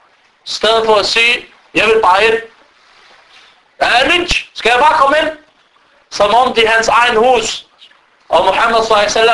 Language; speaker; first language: Danish; non-native, fluent; Arabic